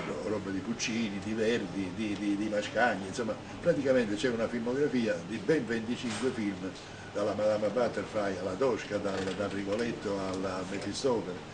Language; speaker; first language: Italian; native; Italian